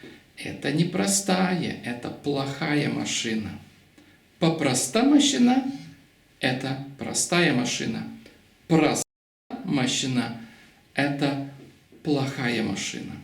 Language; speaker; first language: Russian; non-native, local second language; Lithuanian